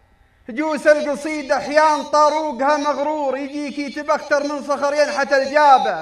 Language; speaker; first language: Arabic; native; Arabic